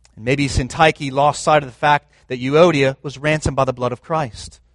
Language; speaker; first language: English; native; English